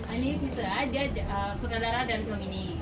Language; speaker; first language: Indonesian; native; Indonesian